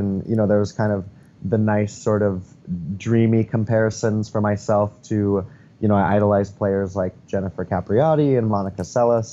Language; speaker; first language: English; native; English